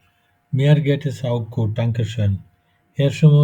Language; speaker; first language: German; non-native, fluent; Bangla